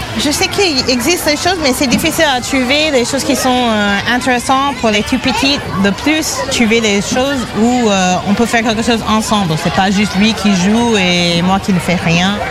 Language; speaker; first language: French; non-native, fluent; English